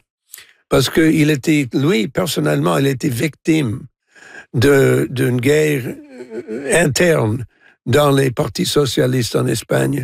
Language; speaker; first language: French; non-native, local second language; English